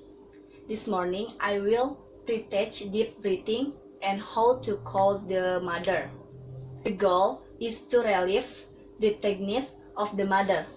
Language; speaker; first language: English; non-native, learner; Indonesian